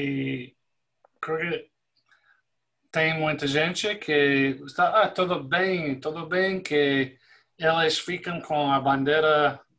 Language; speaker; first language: Portuguese; non-native, fluent; English